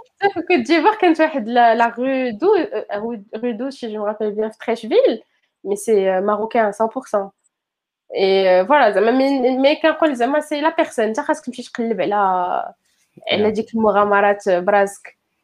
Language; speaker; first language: French; non-native, local second language; Arabic